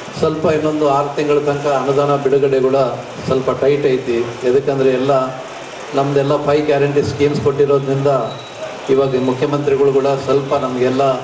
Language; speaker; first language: Kannada; native; Kannada